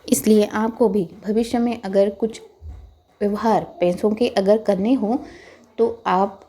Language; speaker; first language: Hindi; non-native, local second language; Marathi